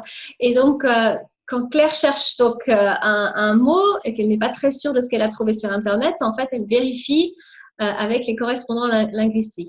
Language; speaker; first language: French; native; French